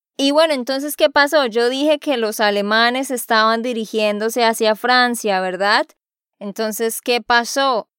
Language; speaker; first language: Spanish; native; Spanish